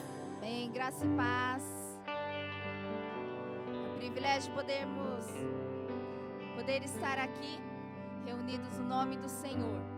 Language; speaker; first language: Portuguese; native; Portuguese